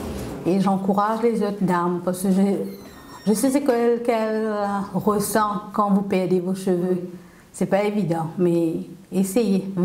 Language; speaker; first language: French; non-native, local second language; Morisyen